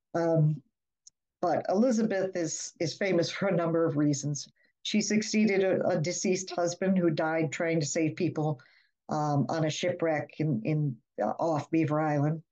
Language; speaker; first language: English; native; English